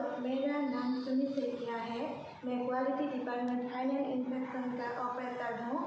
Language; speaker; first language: Hindi; non-native, local second language; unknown